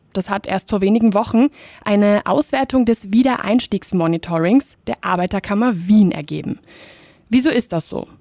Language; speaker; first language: German; native; German